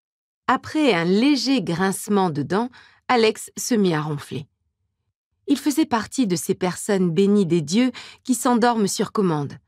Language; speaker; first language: French; native; French